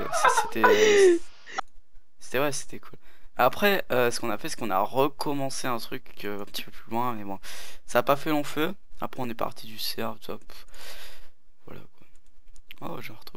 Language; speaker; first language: French; native; French